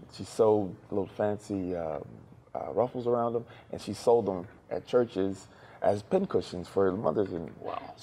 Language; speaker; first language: English; native; English